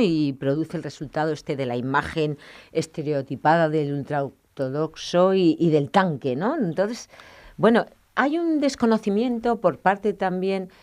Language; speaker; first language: Spanish; native; Spanish